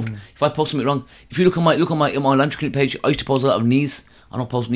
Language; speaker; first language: English; native; English